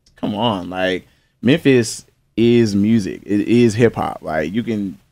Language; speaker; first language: English; native; English